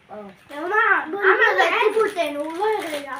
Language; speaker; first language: Arabic; native; Arabic